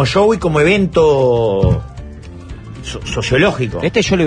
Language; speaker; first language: Spanish; native; Spanish